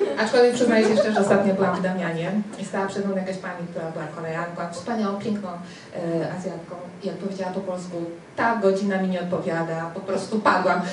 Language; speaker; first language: Polish; early bilingual, heritage; Spanish